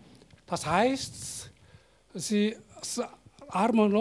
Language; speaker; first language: German; non-native, learner; Korean